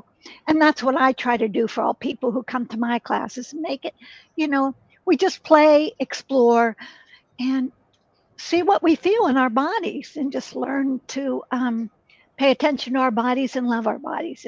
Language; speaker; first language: English; native; English